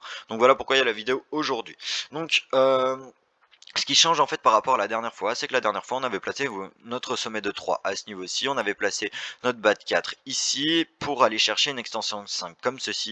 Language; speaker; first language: French; native; French